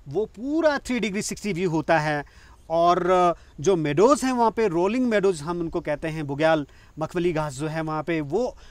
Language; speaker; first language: Hindi; native; Hindi